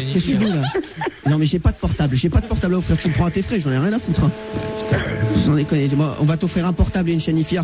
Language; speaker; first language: French; native; French